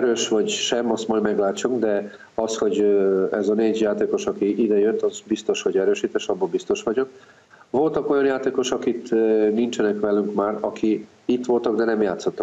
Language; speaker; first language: Hungarian; non-native, fluent; Serbian